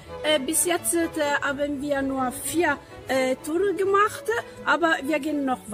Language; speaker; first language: German; non-native, fluent; Italian